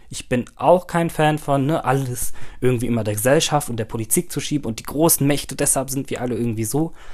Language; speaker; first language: German; early bilingual, other home language; Turkish